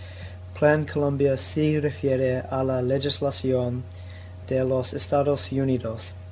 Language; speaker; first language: Spanish; non-native, learner; English